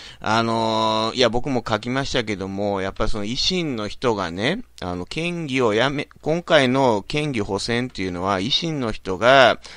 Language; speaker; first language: Japanese; native; Japanese